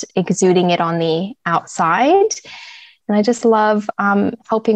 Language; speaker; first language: English; native; English